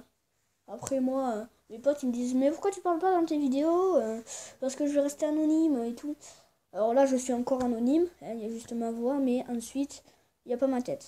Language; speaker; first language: French; native; French